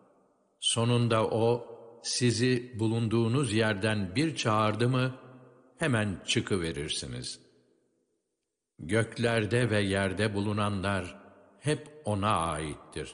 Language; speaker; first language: Turkish; native; Turkish